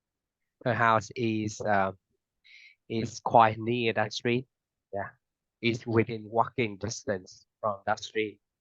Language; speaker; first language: English; non-native, fluent; Vietnamese